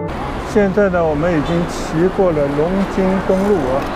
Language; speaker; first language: Chinese; non-native, local second language; Cantonese